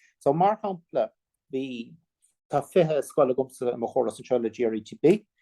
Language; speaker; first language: Irish; non-native, local second language; English